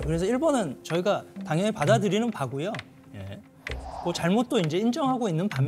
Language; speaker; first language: Korean; native; Korean